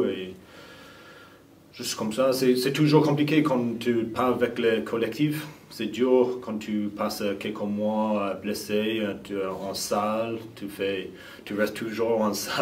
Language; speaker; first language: French; non-native, fluent; English